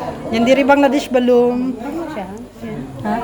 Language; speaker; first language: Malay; non-native, learner; Filipino